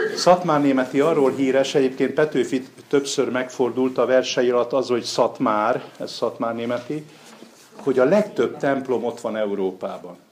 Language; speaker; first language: Hungarian; native; Hungarian